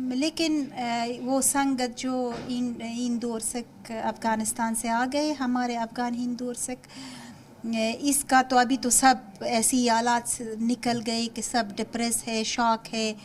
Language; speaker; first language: Hindi; non-native, fluent; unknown